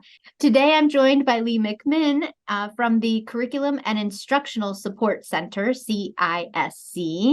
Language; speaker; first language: English; native; English